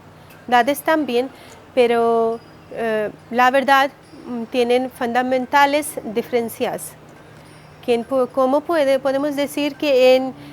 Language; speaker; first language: Spanish; non-native, learner; Hindi